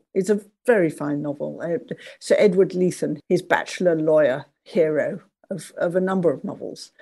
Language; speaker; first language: English; native; English